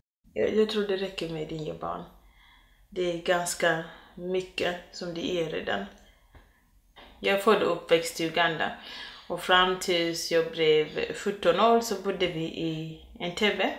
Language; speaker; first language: Swedish; non-native, fluent; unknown